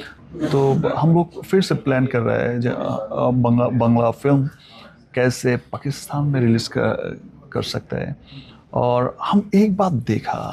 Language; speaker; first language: Hindi; non-native, learner; Bangla